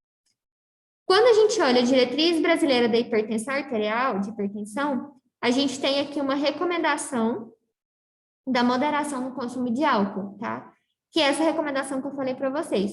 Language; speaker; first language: Portuguese; native; Portuguese